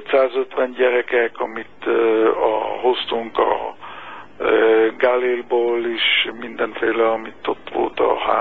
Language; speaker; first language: Hungarian; non-native, fluent; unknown